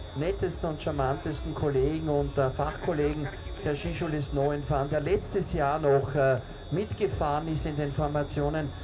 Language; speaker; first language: German; native; German